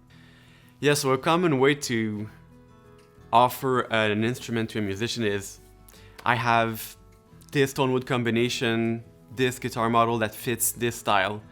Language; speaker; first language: English; non-native, local second language; French